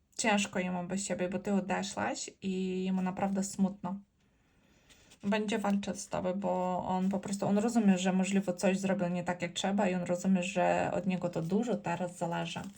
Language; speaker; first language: Polish; non-native, learner; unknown